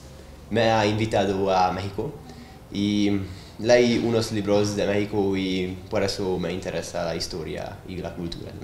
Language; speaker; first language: Spanish; non-native, learner; Hungarian